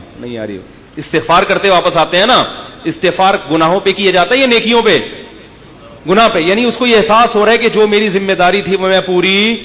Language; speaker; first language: Urdu; native; Urdu